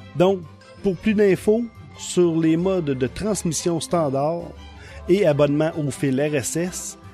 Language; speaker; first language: French; native; French